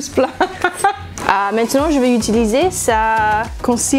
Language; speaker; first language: French; non-native, learner; English